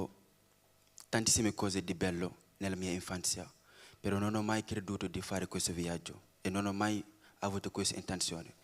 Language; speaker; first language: Italian; non-native, learner; Wolof